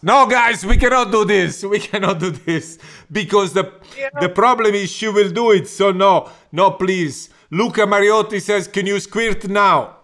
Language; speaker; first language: English; non-native, fluent; Italian